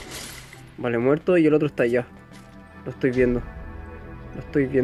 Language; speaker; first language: Spanish; native; Spanish